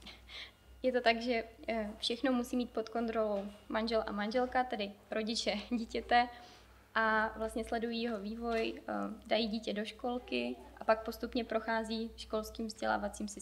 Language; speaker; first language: Czech; native; Czech